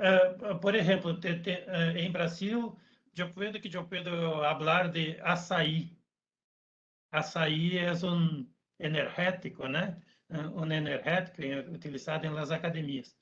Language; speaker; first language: Spanish; non-native, learner; Portuguese